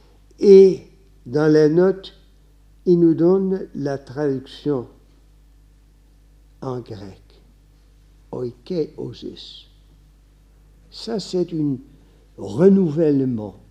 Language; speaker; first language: French; non-native, fluent; Dutch